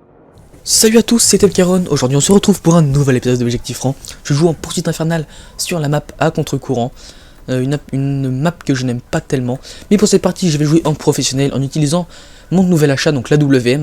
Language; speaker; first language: French; native; French